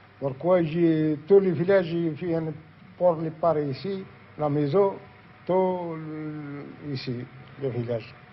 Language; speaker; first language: French; non-native, learner; Arabic